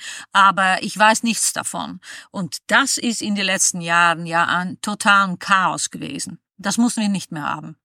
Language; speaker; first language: German; non-native, fluent; Dutch